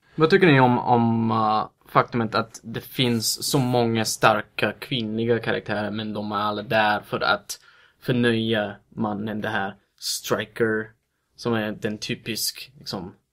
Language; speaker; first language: Swedish; non-native, fluent; English